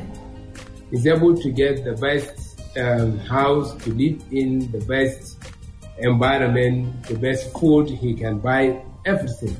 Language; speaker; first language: English; non-native, local second language; Hausa